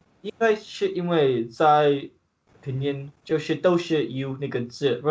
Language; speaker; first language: Chinese; non-native, learner; English